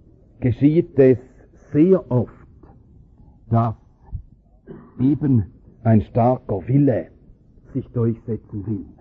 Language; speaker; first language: German; native; German